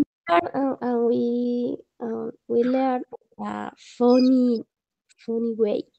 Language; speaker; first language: English; non-native, learner; Spanish